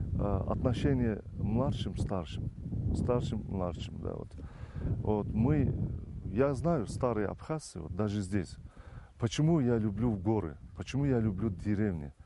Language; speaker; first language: Russian; non-native, fluent; Turkish